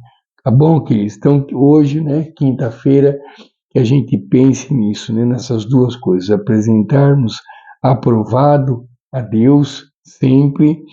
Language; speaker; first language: Portuguese; native; Portuguese